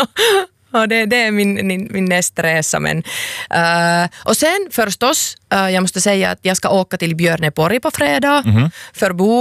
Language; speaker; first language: Swedish; non-native, local second language; Finnish